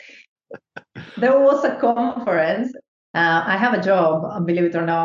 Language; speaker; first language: English; non-native, fluent; Spanish